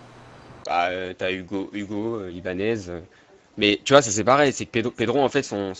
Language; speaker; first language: French; native; French